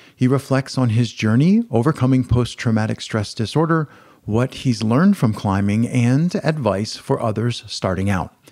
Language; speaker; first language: English; native; English